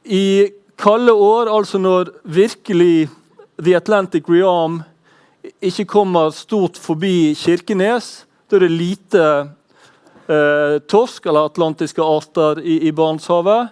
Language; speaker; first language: Norwegian; native; Norwegian